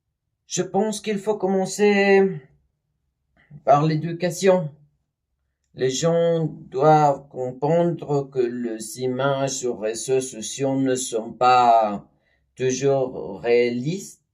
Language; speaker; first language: French; non-native, learner; Spanish